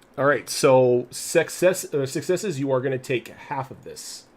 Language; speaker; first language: English; native; English